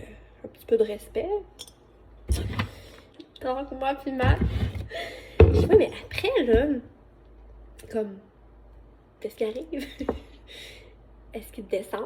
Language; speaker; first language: French; native; French